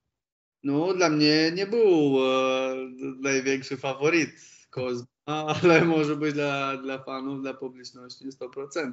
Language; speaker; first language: Polish; non-native, fluent; Romanian